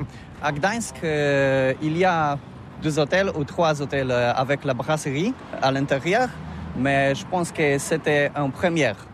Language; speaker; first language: French; non-native, learner; Polish